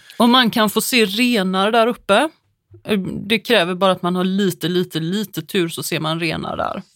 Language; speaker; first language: Swedish; native; Swedish